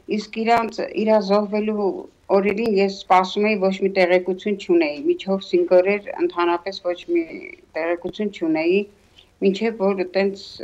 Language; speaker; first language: Armenian; native; Armenian